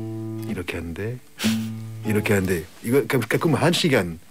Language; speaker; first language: Korean; non-native, learner; French